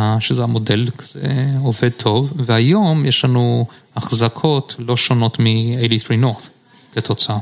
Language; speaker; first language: Hebrew; early bilingual, heritage; Hebrew